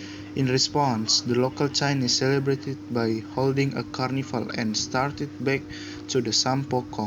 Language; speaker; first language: English; non-native, learner; Indonesian